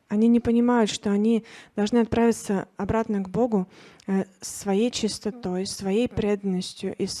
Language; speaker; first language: Russian; native; Russian